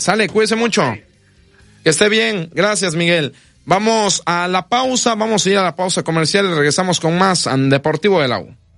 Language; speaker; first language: Spanish; native; Spanish